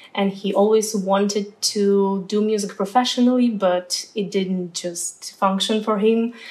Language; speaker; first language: English; non-native, fluent; Ukrainian